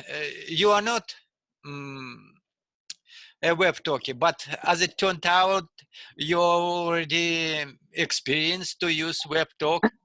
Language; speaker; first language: English; non-native, learner; Russian